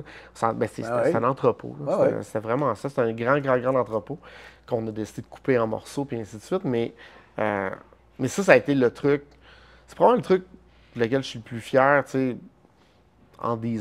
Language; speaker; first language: French; native; French